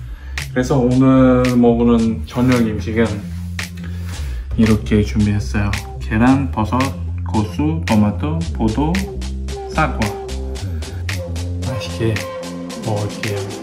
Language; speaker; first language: Korean; non-native, learner; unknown